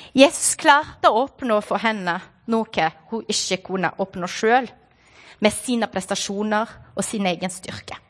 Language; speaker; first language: Norwegian; non-native, fluent; Portuguese